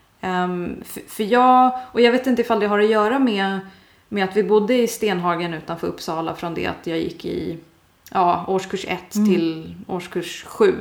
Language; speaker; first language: Swedish; early bilingual, other home language; Persian